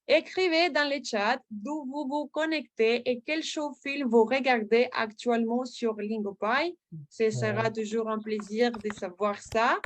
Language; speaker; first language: French; non-native, learner; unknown